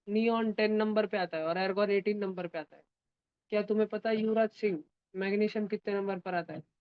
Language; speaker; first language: Hindi; non-native, local second language; Marathi